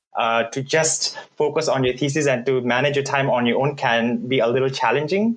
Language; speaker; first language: English; non-native, fluent; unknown